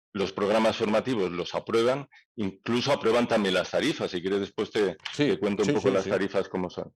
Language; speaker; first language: Spanish; native; Spanish